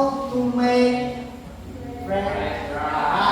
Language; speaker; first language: English; non-native, learner; Indonesian